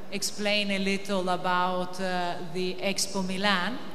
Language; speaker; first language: English; non-native, fluent; Italian